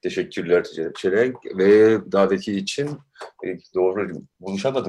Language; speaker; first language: Turkish; early bilingual, heritage; Turkish